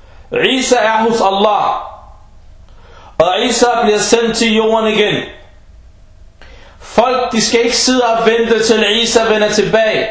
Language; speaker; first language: Danish; early bilingual, other home language; Arabic